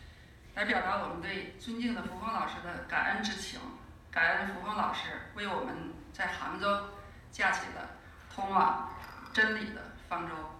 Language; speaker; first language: Chinese; native; Chinese